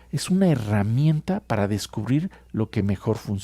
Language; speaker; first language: Spanish; native; Spanish